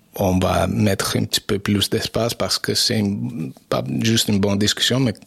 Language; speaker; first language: French; non-native, fluent; English